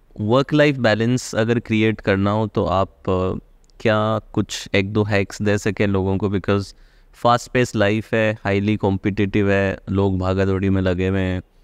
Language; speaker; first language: Hindi; native; Hindi